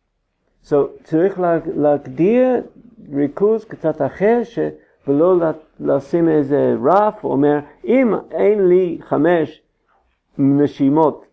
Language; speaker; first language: Hebrew; non-native, fluent; English